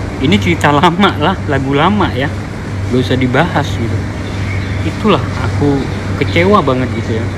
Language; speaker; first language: Indonesian; native; Indonesian